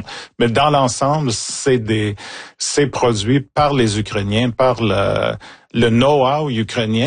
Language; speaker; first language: French; native; French